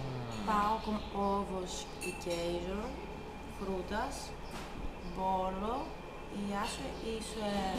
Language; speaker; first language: Portuguese; non-native, learner; Greek